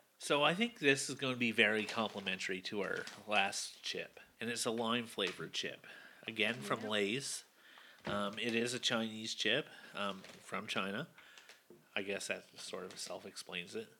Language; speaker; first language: English; native; English